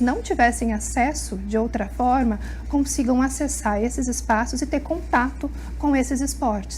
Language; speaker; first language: Portuguese; native; Portuguese